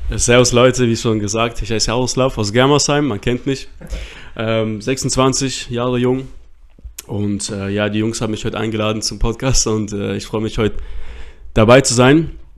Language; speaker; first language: German; early bilingual, other home language; Russian